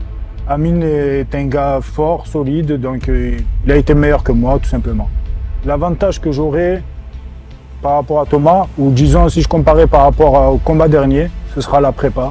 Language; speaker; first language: French; native; French